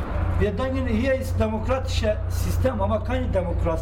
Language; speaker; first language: German; non-native, learner; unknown